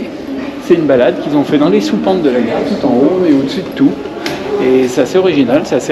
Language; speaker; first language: French; native; French